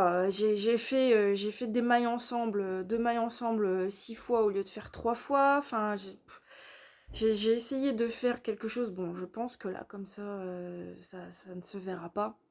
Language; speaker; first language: French; native; French